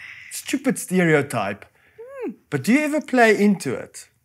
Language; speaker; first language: English; non-native, local second language; Afrikaans